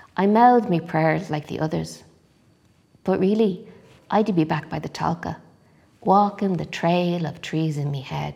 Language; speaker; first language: English; native; English